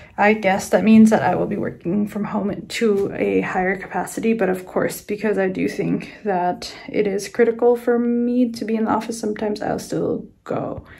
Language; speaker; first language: English; native; English